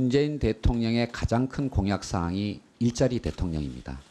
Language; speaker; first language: Korean; native; Korean